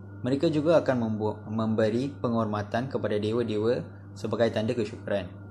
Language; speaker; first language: Malay; non-native, local second language; Tamil